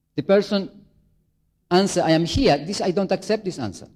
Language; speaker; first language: English; non-native, fluent; Spanish